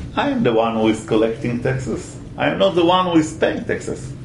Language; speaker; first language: English; non-native, fluent; Hebrew